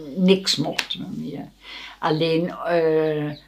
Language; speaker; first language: Dutch; native; Dutch